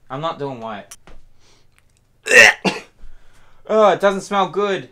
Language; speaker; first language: English; native; English